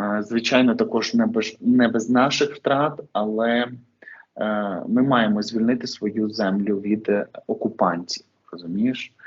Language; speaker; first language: Ukrainian; native; Ukrainian